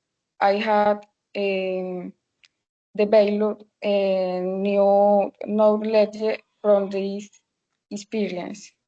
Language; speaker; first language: English; non-native, learner; Spanish